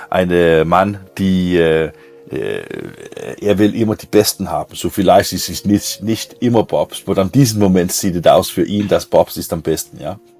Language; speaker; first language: German; non-native, learner; Danish